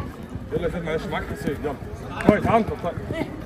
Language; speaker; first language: Arabic; native; Arabic